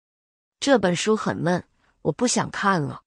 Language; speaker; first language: Chinese; non-native, learner; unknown